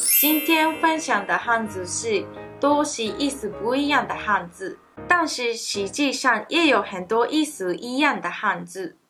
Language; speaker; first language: Chinese; non-native, fluent; Japanese